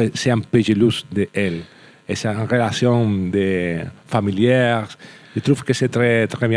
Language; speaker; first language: French; non-native, learner; Spanish